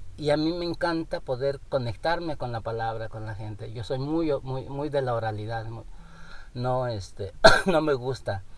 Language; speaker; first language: Spanish; non-native, local second language; Nahuatl languages